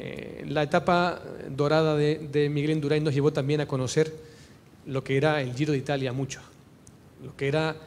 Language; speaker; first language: Spanish; native; Spanish